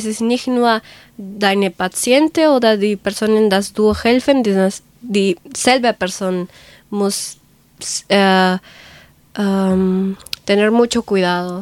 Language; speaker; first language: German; non-native, learner; Spanish